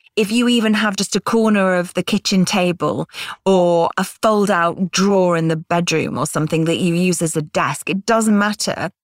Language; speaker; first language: English; native; English